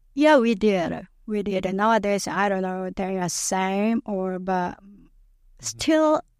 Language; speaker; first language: English; non-native, learner; Korean